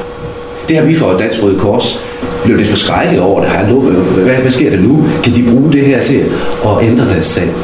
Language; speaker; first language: Danish; native; Danish